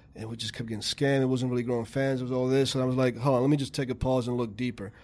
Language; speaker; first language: English; early bilingual, other home language; Slovak